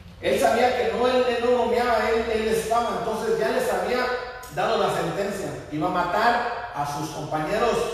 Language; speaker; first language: Spanish; native; Spanish